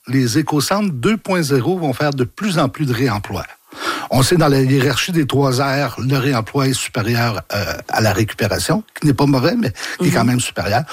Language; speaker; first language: French; native; French